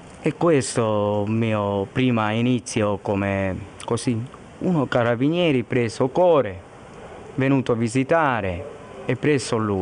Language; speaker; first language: Italian; non-native, learner; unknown